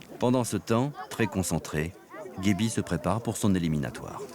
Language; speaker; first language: French; native; French